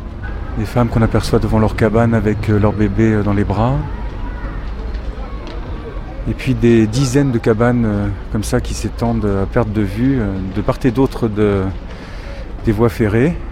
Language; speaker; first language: French; native; French